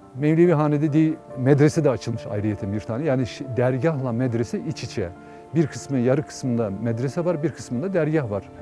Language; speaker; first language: Turkish; native; Turkish